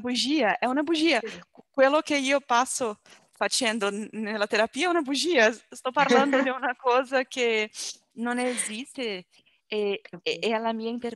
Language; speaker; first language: Italian; non-native, learner; Portuguese